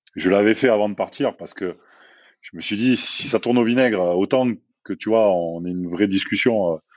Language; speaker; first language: French; native; French